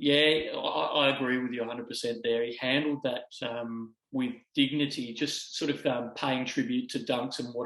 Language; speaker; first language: English; native; English